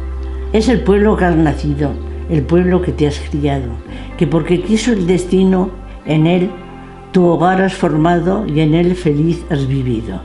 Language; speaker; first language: Spanish; non-native, local second language; Catalan